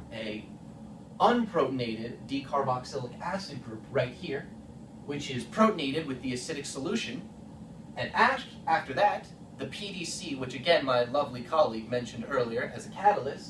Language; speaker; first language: English; native; English